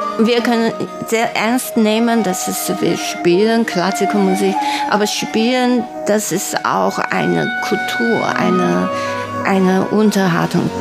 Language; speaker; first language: German; non-native, learner; Chinese